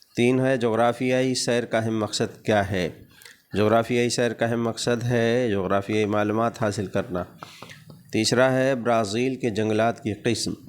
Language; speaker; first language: Urdu; native; Urdu